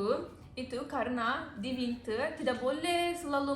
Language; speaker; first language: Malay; non-native, learner; Turkish